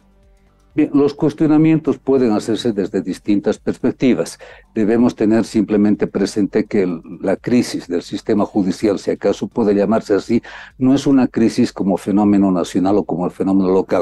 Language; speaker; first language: Spanish; native; Spanish